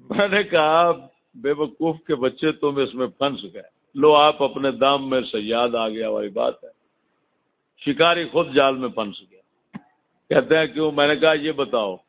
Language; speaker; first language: Urdu; non-native, local second language; Punjabi